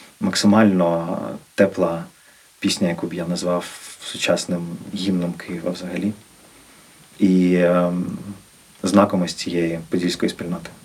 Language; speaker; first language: Ukrainian; non-native, local second language; Russian